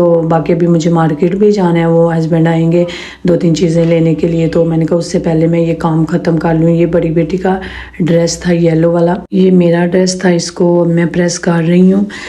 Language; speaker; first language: Urdu; non-native, local second language; Punjabi